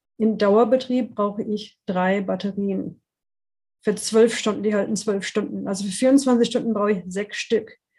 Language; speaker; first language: German; non-native, fluent; English